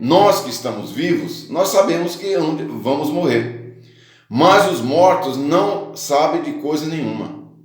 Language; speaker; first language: Portuguese; native; Portuguese